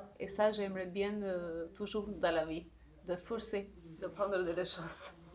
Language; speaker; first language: French; non-native, learner; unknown